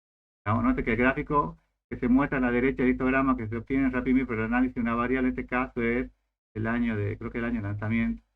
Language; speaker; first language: Spanish; native; Spanish